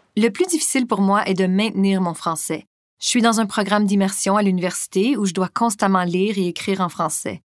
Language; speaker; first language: French; non-native, local second language; English